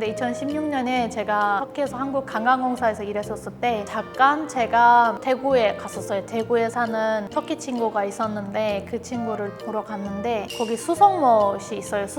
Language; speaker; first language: Korean; non-native, fluent; Turkish